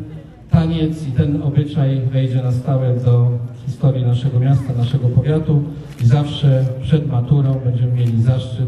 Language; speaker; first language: Polish; native; Polish